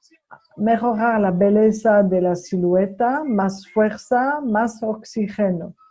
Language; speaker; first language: Spanish; non-native, fluent; French